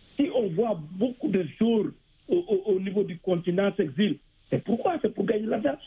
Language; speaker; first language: French; non-native, local second language; Wolof